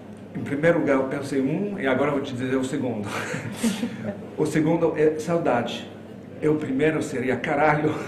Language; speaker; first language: Portuguese; non-native, fluent; French